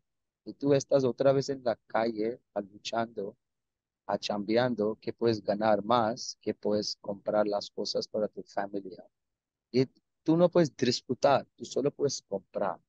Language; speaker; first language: Spanish; non-native, learner; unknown